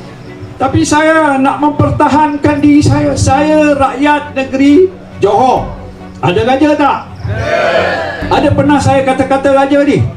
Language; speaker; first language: Malay; native; Malay